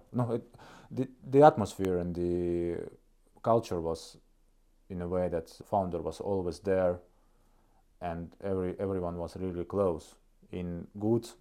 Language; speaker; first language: English; non-native, fluent; Estonian